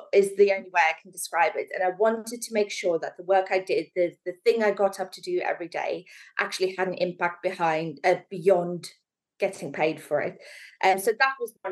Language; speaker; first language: English; native; English